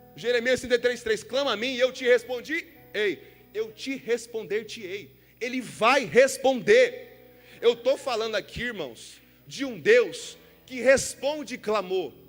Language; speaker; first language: Portuguese; native; Portuguese